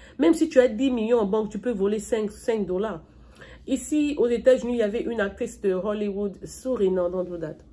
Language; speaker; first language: French; non-native, local second language; Lingala